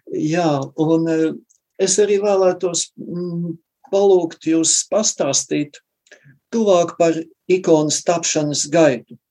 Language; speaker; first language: Latvian; native; Latvian